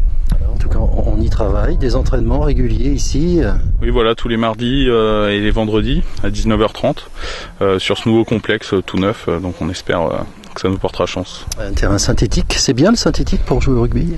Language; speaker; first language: French; native; French